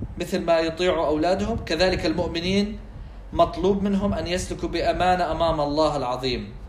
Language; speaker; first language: Arabic; non-native, fluent; English